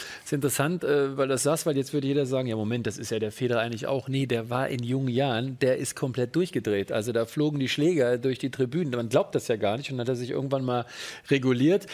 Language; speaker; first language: German; native; German